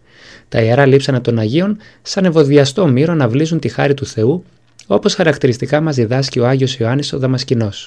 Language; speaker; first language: Greek; native; Greek